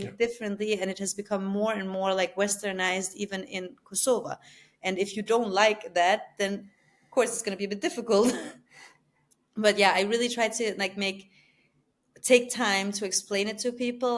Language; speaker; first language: English; non-native, fluent; Albanian